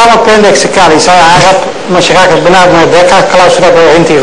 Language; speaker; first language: Indonesian; non-native, fluent; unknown